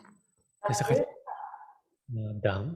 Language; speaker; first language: Russian; native; Russian